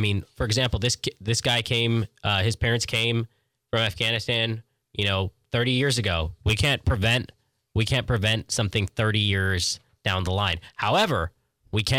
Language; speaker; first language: English; native; English